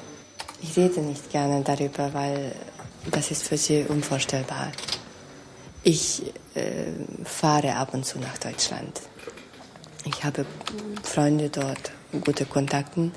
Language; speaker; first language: German; non-native, fluent; Hungarian